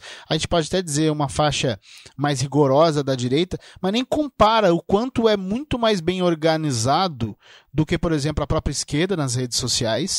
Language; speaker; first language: Portuguese; native; Portuguese